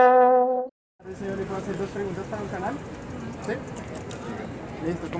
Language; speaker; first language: Spanish; non-native, fluent; French